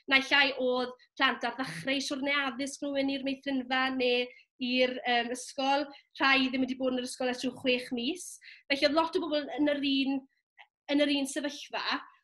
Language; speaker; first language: Welsh; native; Welsh